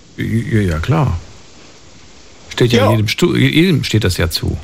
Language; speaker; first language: German; native; German